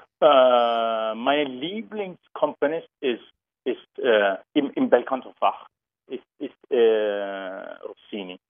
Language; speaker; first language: German; non-native, learner; Turkish